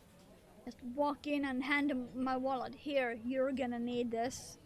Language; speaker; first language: English; non-native, fluent; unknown